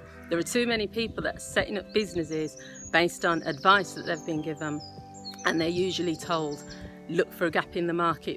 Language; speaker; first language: English; native; English